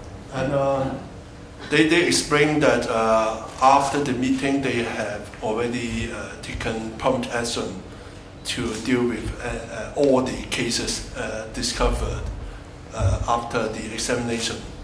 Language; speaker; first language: English; non-native, local second language; Cantonese